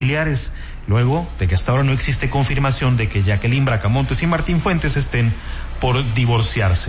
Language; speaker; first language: Spanish; native; Spanish